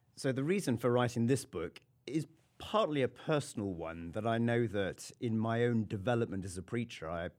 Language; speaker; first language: English; native; English